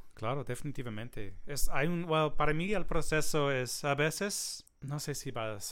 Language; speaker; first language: Spanish; non-native, learner; English